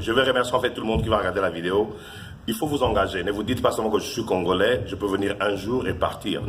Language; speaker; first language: French; non-native, local second language; Lingala